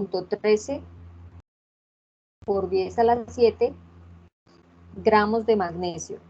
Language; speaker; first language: Spanish; native; Spanish